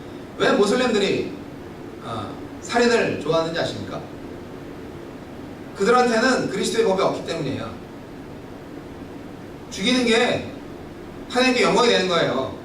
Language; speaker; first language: Korean; native; Korean